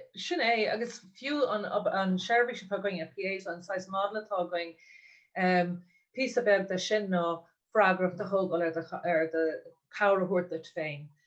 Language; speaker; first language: Irish; non-native, local second language; English